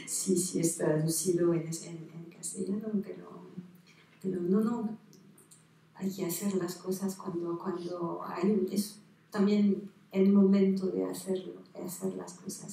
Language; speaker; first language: Spanish; non-native, fluent; French